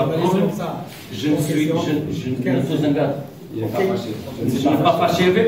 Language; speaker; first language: French; non-native, learner; Portuguese